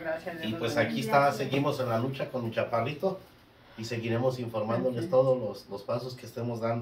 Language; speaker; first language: Spanish; native; Spanish